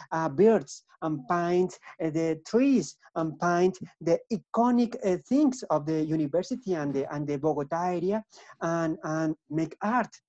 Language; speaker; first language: English; non-native, learner; Spanish